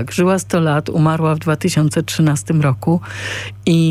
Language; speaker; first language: Polish; native; Polish